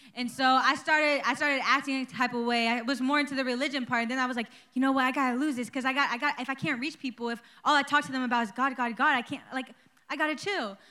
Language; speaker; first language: English; early bilingual, other home language; Spanish